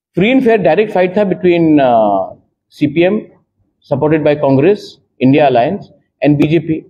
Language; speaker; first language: Hindi; non-native, local second language; Bangla